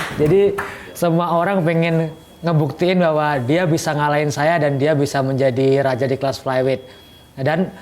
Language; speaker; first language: Indonesian; non-native, local second language; Javanese